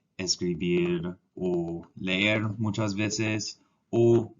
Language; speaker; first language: Spanish; non-native, learner; English